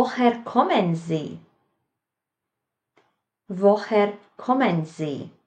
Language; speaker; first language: German; non-native, fluent; Latvian